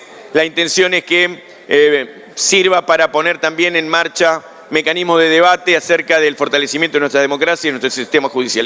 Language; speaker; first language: Spanish; native; Spanish